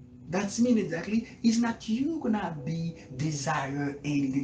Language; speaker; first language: English; non-native, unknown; Haitian Creole